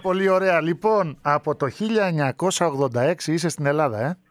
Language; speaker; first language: Greek; native; Greek